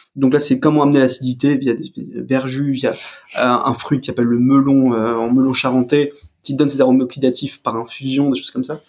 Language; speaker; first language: French; native; French